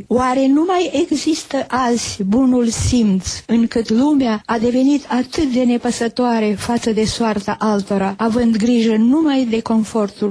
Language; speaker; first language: Romanian; native; Romanian